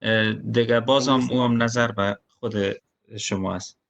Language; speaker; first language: Persian; native; Persian